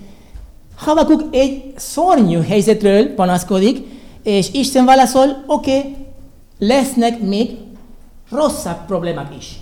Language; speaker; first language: Hungarian; non-native, learner; Spanish